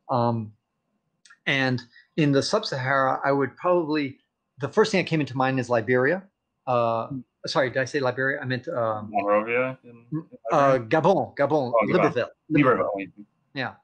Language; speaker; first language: English; native; English